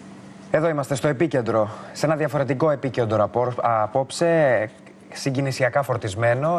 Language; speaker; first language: Greek; native; Greek